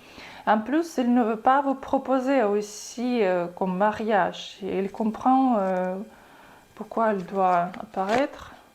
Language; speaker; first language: French; non-native, fluent; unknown